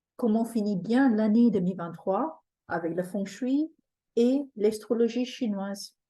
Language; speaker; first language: French; non-native, fluent; English